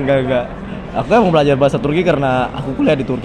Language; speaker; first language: Indonesian; native; Indonesian